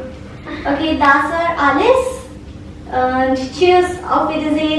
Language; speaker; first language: German; non-native, fluent; Hindi